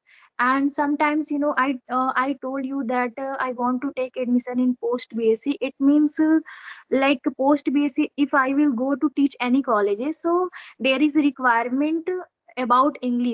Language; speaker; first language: English; non-native, learner; Odia